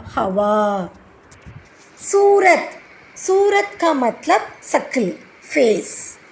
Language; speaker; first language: Hindi; non-native, local second language; Tamil